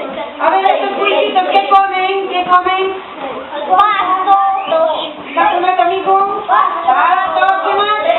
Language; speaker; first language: Spanish; native; Spanish